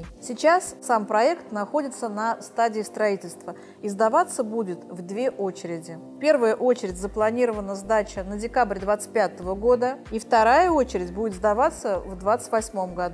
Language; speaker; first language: Russian; native; Russian